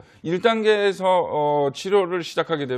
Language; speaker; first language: Korean; native; Korean